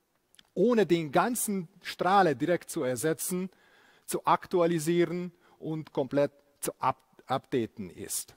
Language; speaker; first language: German; non-native, fluent; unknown